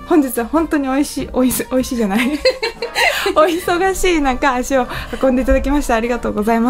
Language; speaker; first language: Japanese; native; Japanese